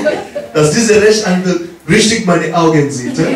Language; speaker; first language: German; non-native, learner; English